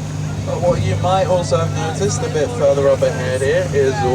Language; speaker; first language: English; non-native, fluent; Swedish